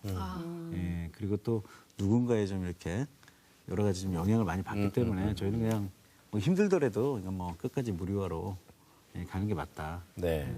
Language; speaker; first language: Korean; native; Korean